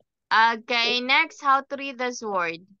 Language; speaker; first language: English; non-native, fluent; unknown